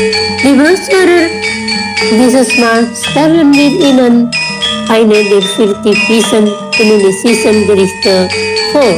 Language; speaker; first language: German; non-native, fluent; Indonesian